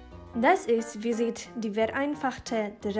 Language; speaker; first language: German; non-native, learner; Polish